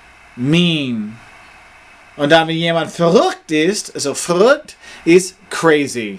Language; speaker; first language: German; non-native, learner; English